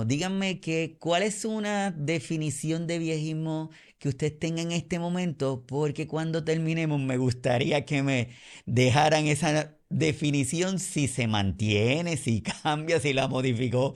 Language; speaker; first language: Spanish; native; Spanish